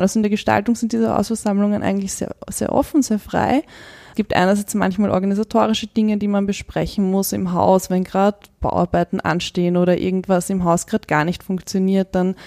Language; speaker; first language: German; native; German